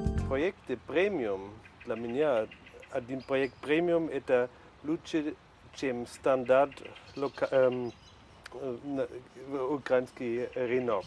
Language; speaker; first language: Russian; non-native, learner; Polish